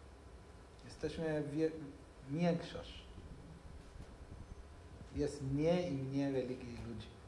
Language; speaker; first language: Polish; non-native, learner; Hebrew